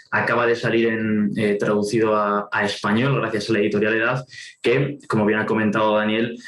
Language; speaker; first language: Spanish; native; Spanish